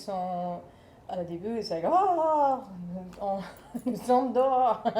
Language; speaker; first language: French; non-native, learner; English